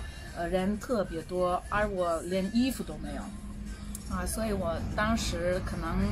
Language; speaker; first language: Chinese; non-native, fluent; Bosnian